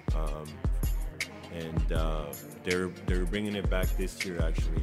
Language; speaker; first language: English; early bilingual, other home language; Spanish